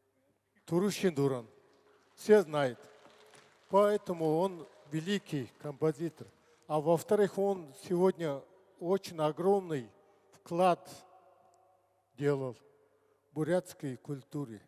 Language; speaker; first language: Russian; non-native, learner; Mongolian